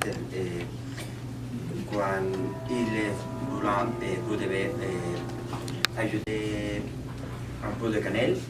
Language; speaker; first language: French; non-native, learner; Spanish